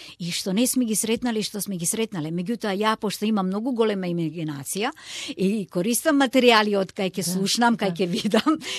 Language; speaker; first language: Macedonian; non-native, local second language; Turkish